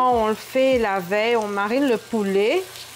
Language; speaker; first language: French; non-native, local second language; Morisyen